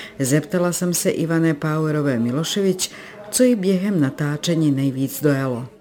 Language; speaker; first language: Czech; non-native, fluent; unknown